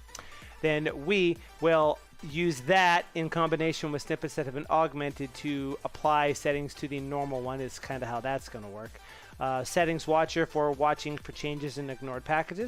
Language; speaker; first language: English; native; English